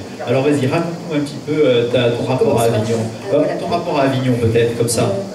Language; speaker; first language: French; native; French